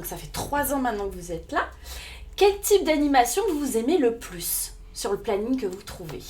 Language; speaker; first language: French; native; French